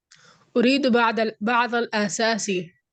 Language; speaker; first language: Arabic; non-native, learner; Urdu